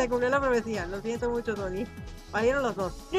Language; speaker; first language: Spanish; native; Spanish